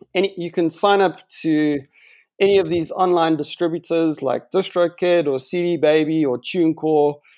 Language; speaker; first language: English; native; English